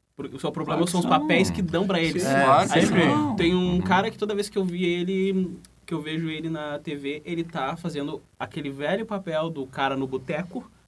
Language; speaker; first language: Portuguese; native; Portuguese